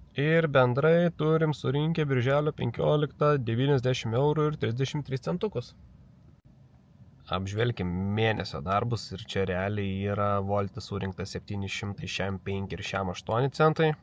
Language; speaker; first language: Lithuanian; native; Lithuanian